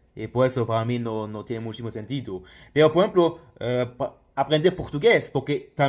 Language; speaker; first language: Spanish; non-native, fluent; Luxembourgish